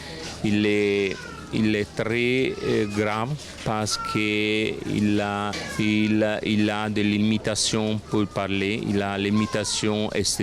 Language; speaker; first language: French; non-native, fluent; Italian